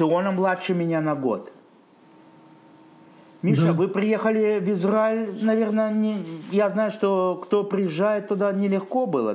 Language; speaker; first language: Russian; native; Russian